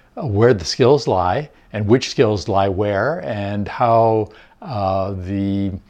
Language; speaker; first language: English; native; English